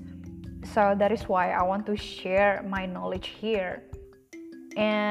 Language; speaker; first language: English; non-native, fluent; Indonesian